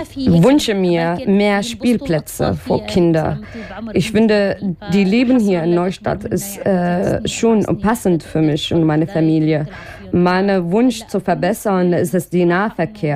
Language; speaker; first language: German; non-native, learner; Arabic